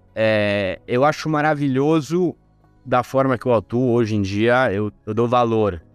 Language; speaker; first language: Portuguese; non-native, fluent; Italian